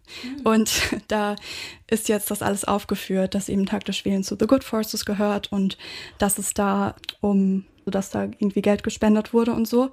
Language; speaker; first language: German; native; German